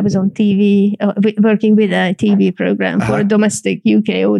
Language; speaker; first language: English; non-native, fluent; Hungarian